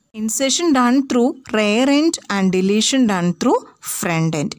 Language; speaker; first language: English; non-native, local second language; Malayalam